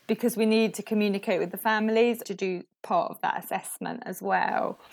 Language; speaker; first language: English; non-native, local second language; Spanish